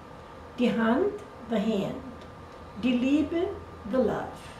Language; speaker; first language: German; non-native, fluent; Portuguese